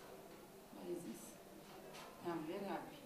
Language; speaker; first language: English; non-native, learner; Amharic